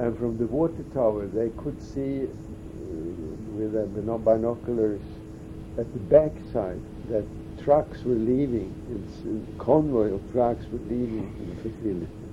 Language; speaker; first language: English; non-native, fluent; Swedish